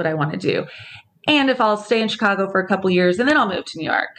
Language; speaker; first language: English; native; English